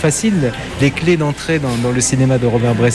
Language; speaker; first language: French; native; French